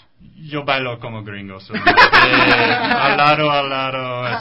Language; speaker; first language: Spanish; non-native, fluent; English